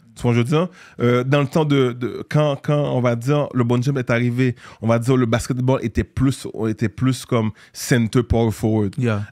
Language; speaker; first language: French; native; French